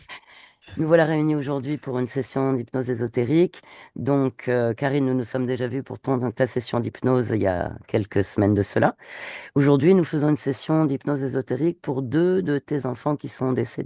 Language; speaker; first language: French; native; French